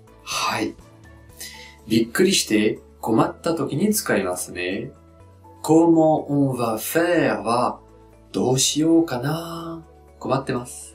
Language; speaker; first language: Japanese; non-native, fluent; French